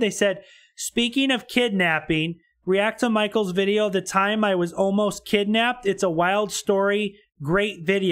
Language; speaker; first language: English; native; English